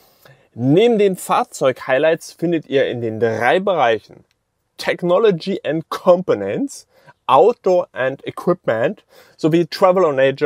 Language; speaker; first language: German; native; German